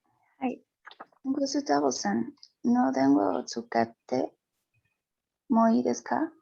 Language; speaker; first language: Japanese; non-native, learner; Spanish